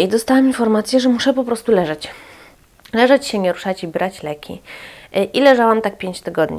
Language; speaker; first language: Polish; native; Polish